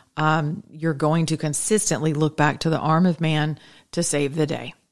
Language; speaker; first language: English; native; English